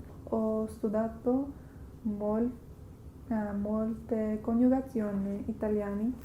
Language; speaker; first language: Italian; non-native, learner; English